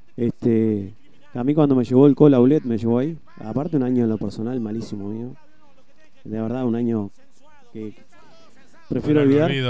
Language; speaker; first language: Spanish; native; Spanish